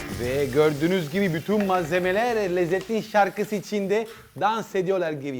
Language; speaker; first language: Turkish; non-native, learner; Italian